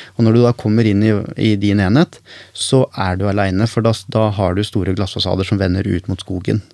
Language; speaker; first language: Norwegian; early bilingual, other home language; Arabic